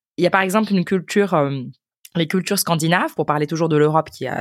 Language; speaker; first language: French; native; French